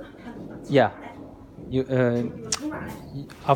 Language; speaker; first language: English; non-native, learner; Chinese